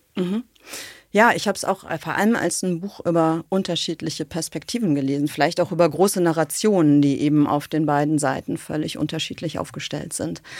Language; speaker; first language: German; native; German